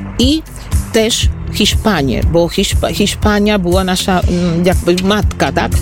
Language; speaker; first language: Polish; non-native, fluent; Spanish